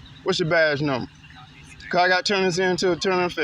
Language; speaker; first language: English; native; English